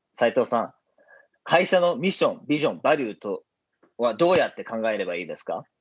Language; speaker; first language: Japanese; early bilingual, heritage; Japanese